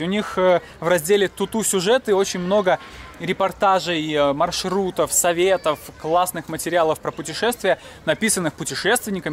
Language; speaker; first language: Russian; native; Russian